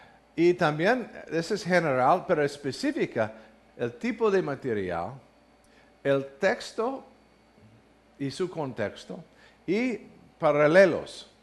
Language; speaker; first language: Spanish; non-native, fluent; English